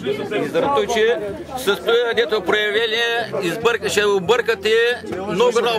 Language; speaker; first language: Bulgarian; non-native, local second language; Turkish